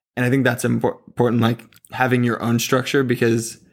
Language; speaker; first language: English; native; English